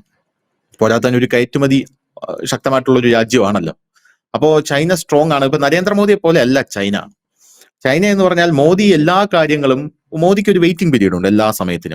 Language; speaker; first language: Malayalam; native; Malayalam